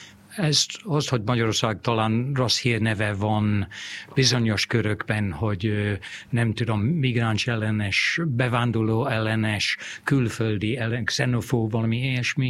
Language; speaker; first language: Hungarian; non-native, fluent; English